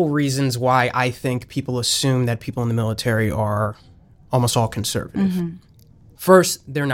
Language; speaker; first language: English; native; English